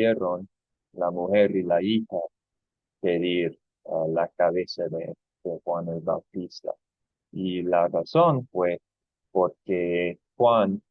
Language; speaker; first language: Spanish; non-native, fluent; English